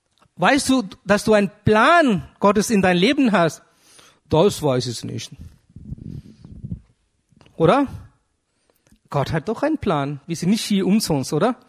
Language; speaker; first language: German; non-native, fluent; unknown